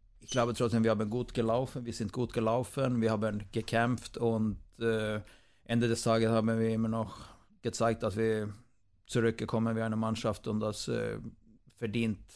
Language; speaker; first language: German; non-native, fluent; Swedish